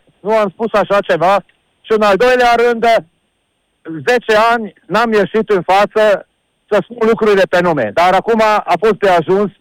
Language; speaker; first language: Romanian; non-native, local second language; Hungarian